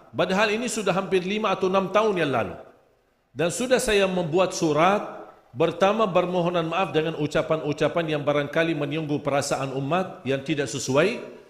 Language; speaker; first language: Malay; non-native, fluent; Arabic